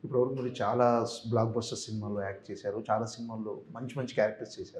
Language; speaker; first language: Telugu; native; Telugu